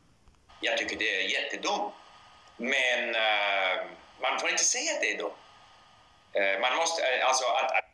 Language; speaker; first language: Swedish; non-native, fluent; English